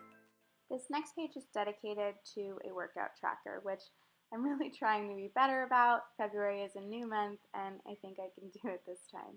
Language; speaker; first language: English; native; English